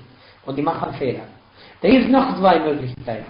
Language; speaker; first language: German; non-native, fluent; Arabic